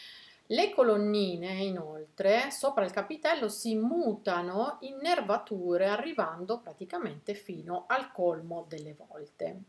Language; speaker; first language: Italian; native; Italian